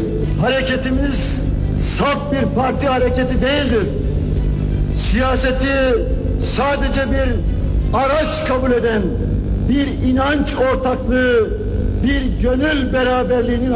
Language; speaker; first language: Turkish; native; Turkish